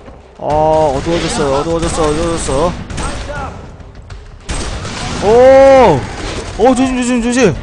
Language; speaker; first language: Korean; native; Korean